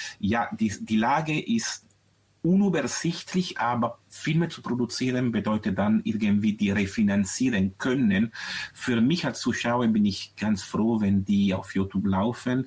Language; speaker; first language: German; non-native, fluent; Italian